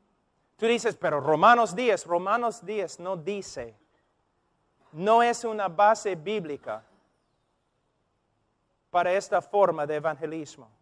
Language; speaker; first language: Spanish; non-native, fluent; English